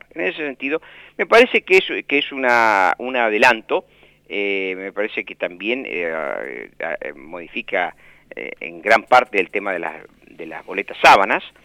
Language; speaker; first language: Spanish; native; Spanish